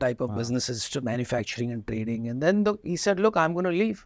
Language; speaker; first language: English; non-native, local second language; Hindi